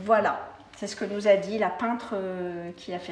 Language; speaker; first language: French; native; French